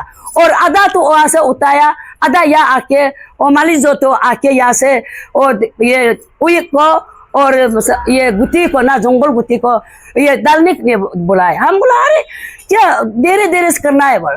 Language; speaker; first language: Hindi; non-native, local second language; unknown